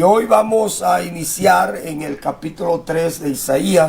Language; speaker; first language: Spanish; native; Spanish